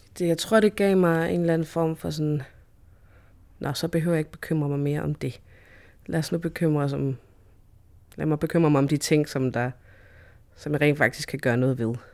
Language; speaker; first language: Danish; native; Danish